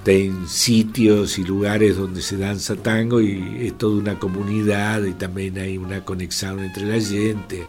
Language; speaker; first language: Portuguese; non-native, fluent; Spanish